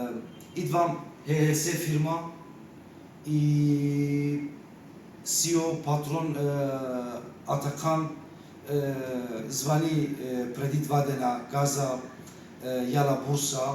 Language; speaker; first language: Bulgarian; non-native, learner; Turkish